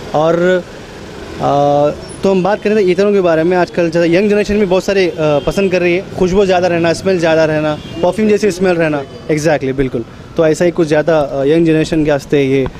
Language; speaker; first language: Hindi; non-native, local second language; Urdu